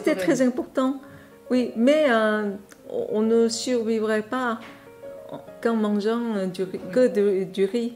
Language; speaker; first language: French; non-native, fluent; Korean